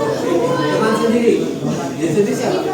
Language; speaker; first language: Indonesian; native; Indonesian